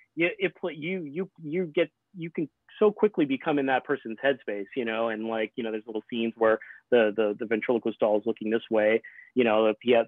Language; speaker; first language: English; native; English